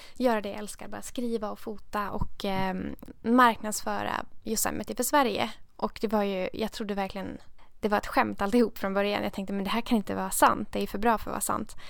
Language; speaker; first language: Swedish; native; Swedish